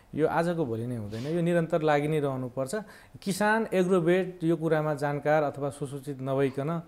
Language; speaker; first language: Nepali; native; Nepali